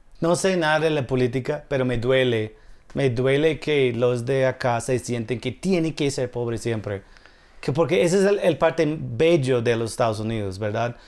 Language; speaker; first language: Spanish; non-native, fluent; English